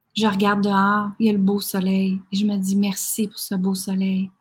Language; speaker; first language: French; native; French